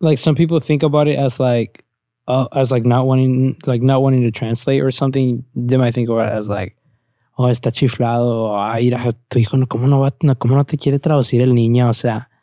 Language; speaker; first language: English; early bilingual, other home language; Spanish